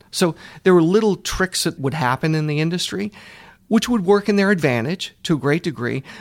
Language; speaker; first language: English; native; English